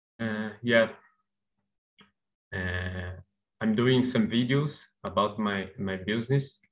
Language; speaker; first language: English; non-native, learner; Portuguese